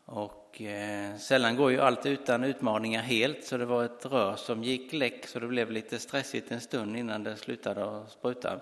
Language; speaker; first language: Swedish; native; Swedish